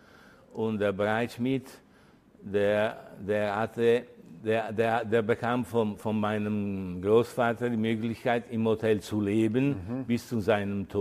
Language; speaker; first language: German; early bilingual, heritage; Italian